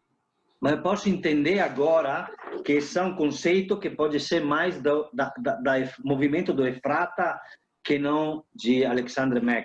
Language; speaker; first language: Portuguese; non-native, fluent; Italian